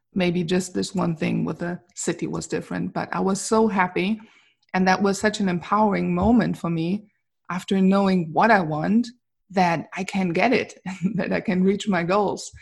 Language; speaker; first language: English; non-native, fluent; German